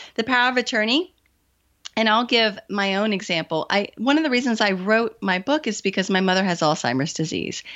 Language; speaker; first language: English; native; English